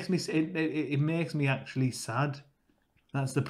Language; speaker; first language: English; native; English